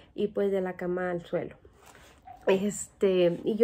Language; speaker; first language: Spanish; native; Spanish